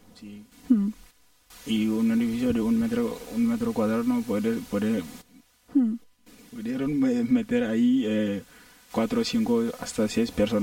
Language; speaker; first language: Spanish; non-native, learner; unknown